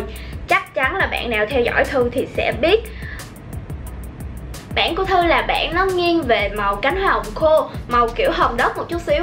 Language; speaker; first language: Vietnamese; native; Vietnamese